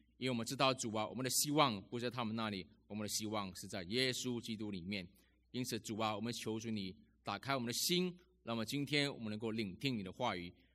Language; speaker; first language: Chinese; native; Chinese